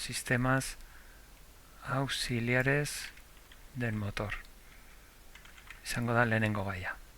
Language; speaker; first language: Basque; non-native, local second language; Spanish